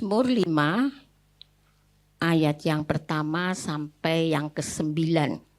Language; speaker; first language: Indonesian; native; Indonesian